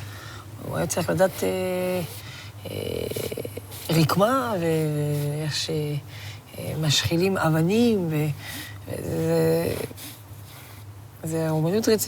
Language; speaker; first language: Hebrew; non-native, fluent; French